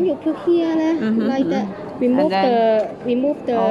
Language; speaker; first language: English; non-native, learner; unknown